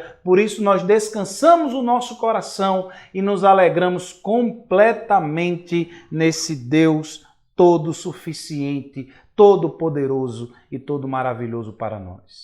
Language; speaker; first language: Portuguese; native; Portuguese